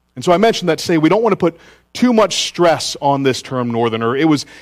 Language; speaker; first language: English; native; English